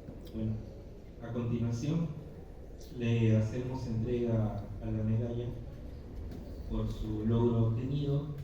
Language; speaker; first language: Spanish; native; Spanish